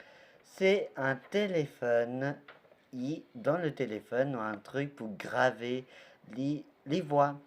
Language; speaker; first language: French; non-native, learner; Portuguese